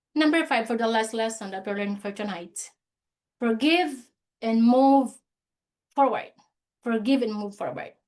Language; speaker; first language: English; non-native, local second language; Filipino